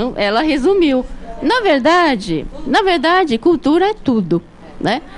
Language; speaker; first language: Portuguese; native; Portuguese